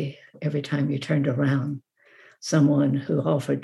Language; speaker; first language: English; native; English